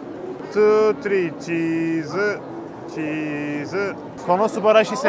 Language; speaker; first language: English; non-native, learner; Turkish